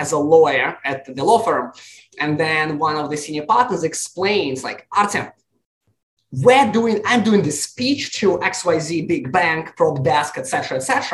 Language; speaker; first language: English; non-native, fluent; Russian